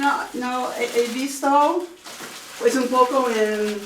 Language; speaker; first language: Spanish; non-native, fluent; English